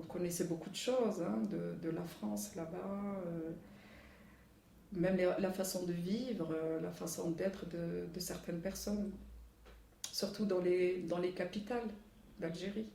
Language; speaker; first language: French; non-native, local second language; Arabic